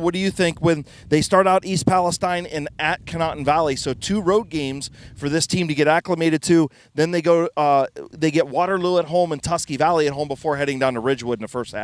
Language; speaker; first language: English; native; English